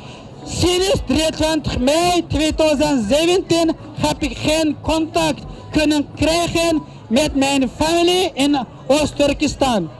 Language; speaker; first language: Dutch; non-native, fluent; Uyghur